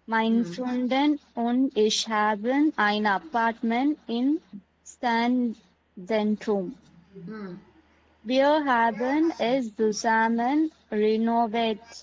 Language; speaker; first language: German; non-native, learner; Tamil